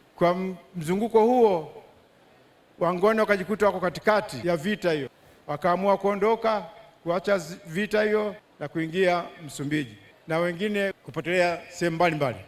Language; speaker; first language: Swahili; native; Swahili